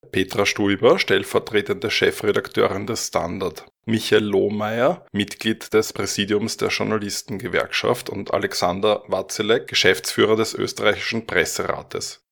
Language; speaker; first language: German; native; German